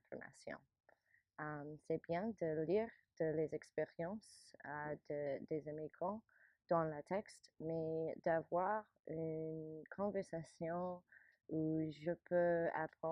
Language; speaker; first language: French; non-native, learner; English